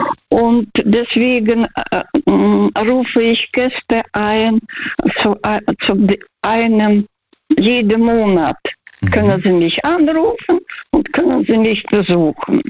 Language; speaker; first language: German; non-native, local second language; Russian